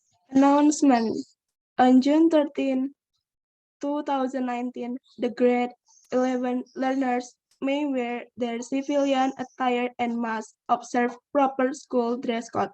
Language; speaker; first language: English; non-native, learner; Indonesian